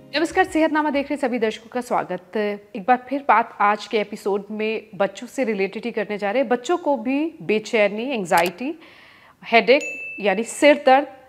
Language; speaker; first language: Hindi; native; Hindi